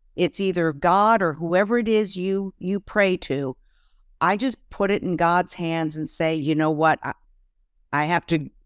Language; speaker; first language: English; native; English